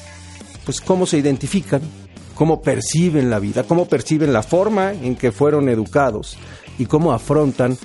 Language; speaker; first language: Spanish; native; Spanish